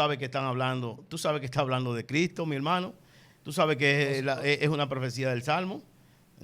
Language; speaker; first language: Spanish; native; Spanish